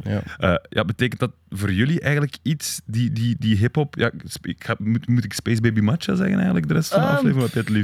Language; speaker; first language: Dutch; native; Dutch